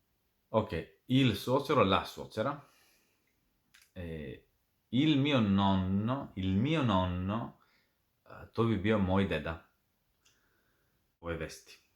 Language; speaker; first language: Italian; non-native, fluent; Serbian